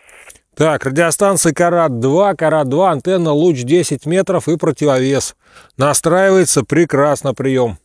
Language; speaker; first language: Russian; native; Russian